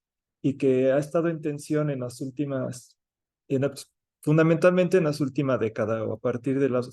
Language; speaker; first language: Spanish; native; Spanish